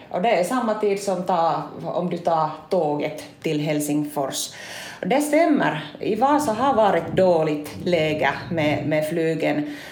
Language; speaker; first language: Swedish; non-native, local second language; Finnish